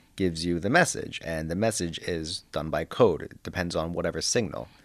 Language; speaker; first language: English; native; English